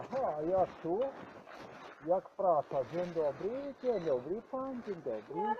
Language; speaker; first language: Polish; non-native, learner; Czech